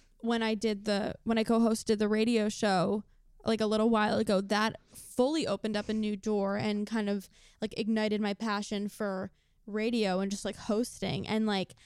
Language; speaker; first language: English; native; English